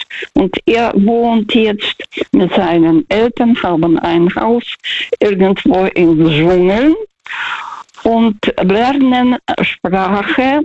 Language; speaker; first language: German; non-native, fluent; Russian